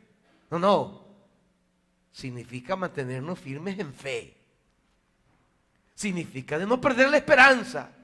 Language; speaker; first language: Spanish; native; Spanish